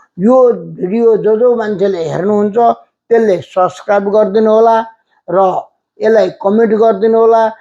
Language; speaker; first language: Nepali; native; Nepali